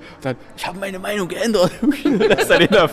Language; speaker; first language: German; native; German